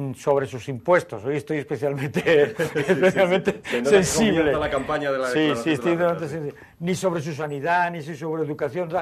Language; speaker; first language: Spanish; native; Spanish